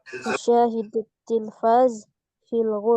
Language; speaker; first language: Arabic; non-native, learner; Indonesian